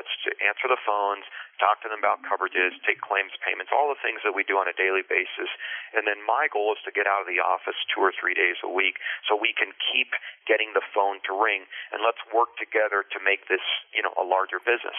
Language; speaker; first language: English; early bilingual, other home language; Spanish